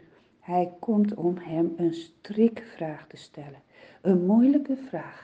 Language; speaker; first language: Dutch; native; Dutch